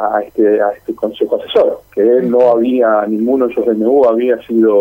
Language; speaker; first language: Spanish; native; Spanish